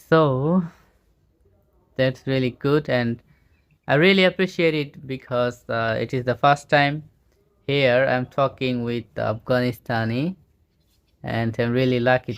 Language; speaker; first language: English; non-native, fluent; Bangla